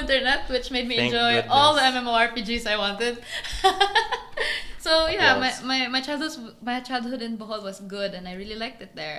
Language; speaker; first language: English; non-native, local second language; Cebuano